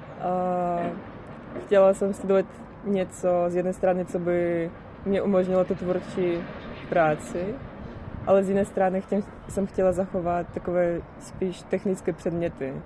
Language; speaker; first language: Czech; non-native, fluent; Russian